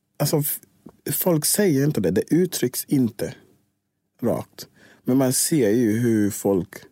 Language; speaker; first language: Swedish; non-native, fluent; English